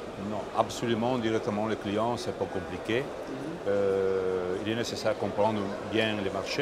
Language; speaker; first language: French; non-native, learner; Italian